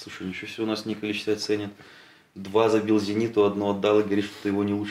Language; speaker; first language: Russian; native; Russian